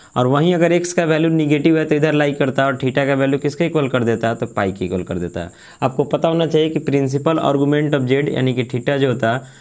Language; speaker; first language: Hindi; native; Hindi